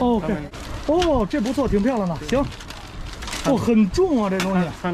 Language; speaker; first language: Chinese; native; Chinese